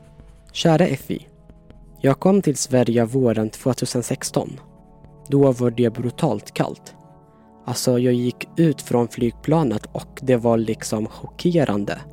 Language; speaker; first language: Swedish; non-native, fluent; Tigrinya